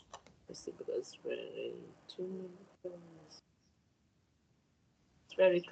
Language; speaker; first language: English; non-native, learner; Thai